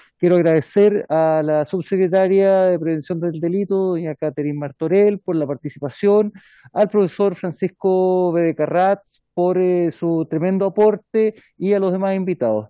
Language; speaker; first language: Spanish; native; Spanish